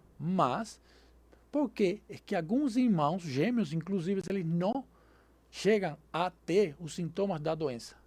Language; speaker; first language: Portuguese; non-native, fluent; Spanish